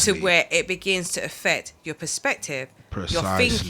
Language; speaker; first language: English; native; English